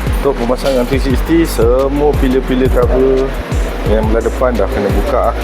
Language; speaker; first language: Malay; native; Malay